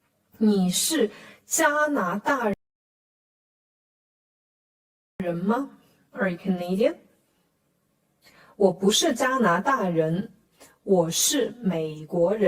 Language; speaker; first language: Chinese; non-native, fluent; Khmer